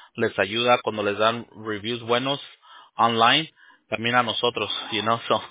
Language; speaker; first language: Spanish; early bilingual, heritage; Spanish